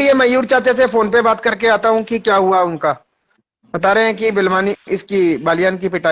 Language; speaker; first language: Hindi; native; Hindi